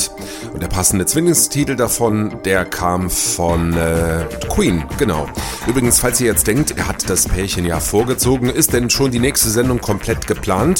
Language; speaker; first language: German; native; German